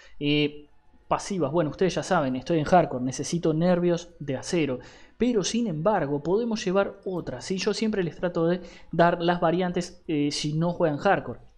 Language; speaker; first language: Spanish; native; Spanish